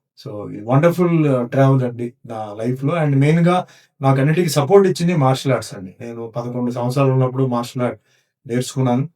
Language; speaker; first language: Telugu; non-native, local second language; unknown